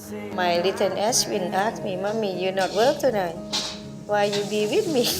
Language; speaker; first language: English; non-native, learner; Thai